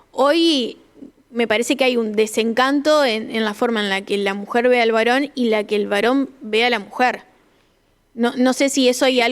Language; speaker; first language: Spanish; native; Spanish